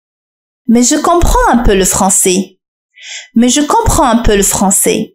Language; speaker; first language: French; non-native, fluent; Arabic